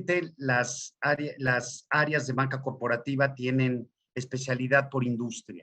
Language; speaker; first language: Spanish; native; Spanish